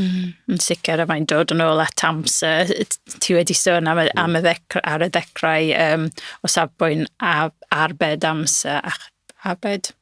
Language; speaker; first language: Welsh; non-native, local second language; English